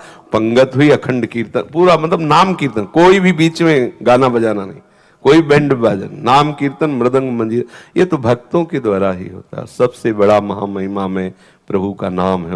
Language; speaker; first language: Hindi; native; Hindi